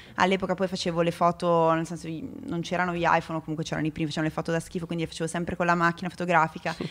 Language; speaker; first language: Italian; native; Italian